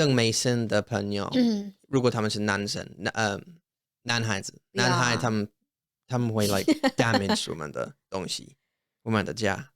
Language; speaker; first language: Chinese; non-native, learner; English